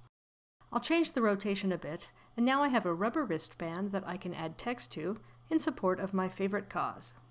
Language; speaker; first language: English; native; English